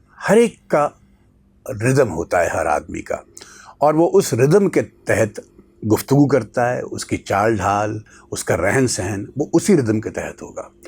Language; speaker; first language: Urdu; native; Urdu